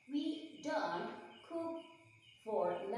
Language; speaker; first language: English; non-native, learner; Indonesian